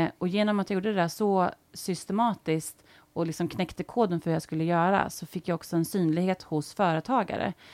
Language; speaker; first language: Swedish; native; Swedish